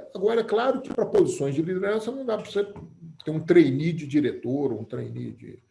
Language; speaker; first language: Portuguese; native; Portuguese